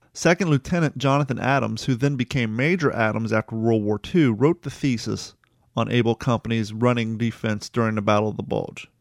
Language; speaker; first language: English; native; English